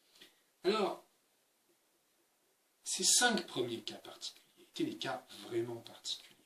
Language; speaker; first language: French; native; French